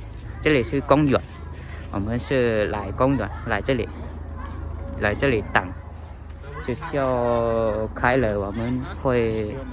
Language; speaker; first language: Chinese; non-native, learner; Lao